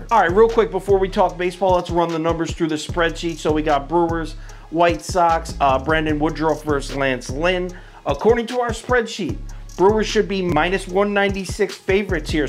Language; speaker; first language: English; native; English